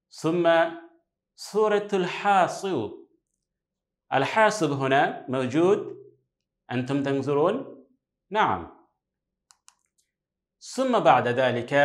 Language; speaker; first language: Arabic; non-native, fluent; Bangla